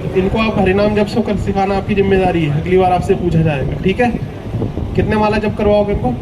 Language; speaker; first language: Hindi; native; Hindi